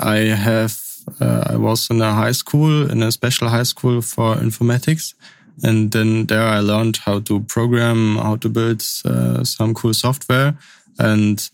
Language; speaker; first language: English; non-native, fluent; Upper Sorbian